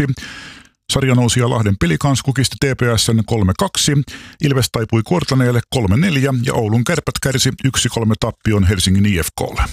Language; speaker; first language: Finnish; native; Finnish